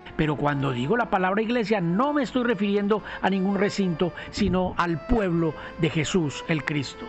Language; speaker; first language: Spanish; native; Spanish